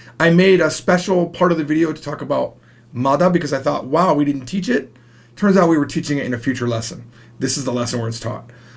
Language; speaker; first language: English; native; English